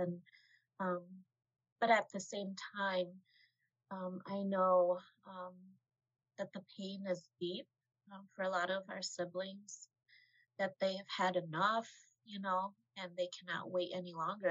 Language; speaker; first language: English; native; English